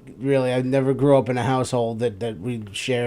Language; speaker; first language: English; native; English